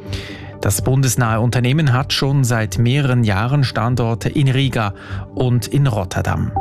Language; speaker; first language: German; native; German